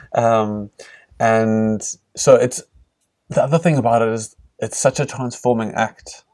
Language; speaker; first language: English; native; English